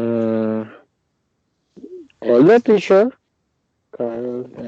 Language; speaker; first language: English; non-native, learner; Spanish